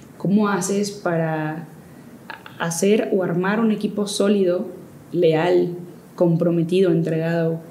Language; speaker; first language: Spanish; native; Spanish